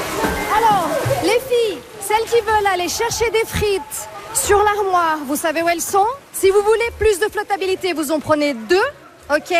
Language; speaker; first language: French; native; French